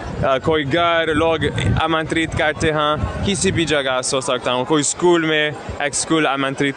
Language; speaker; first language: Hindi; non-native, learner; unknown